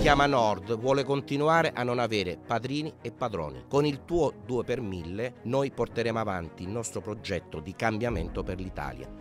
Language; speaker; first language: Italian; native; Italian